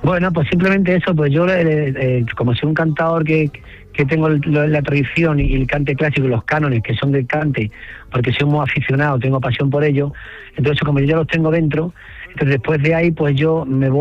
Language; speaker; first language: Spanish; native; Spanish